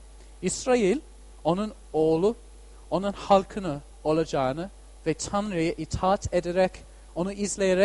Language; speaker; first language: Turkish; non-native, fluent; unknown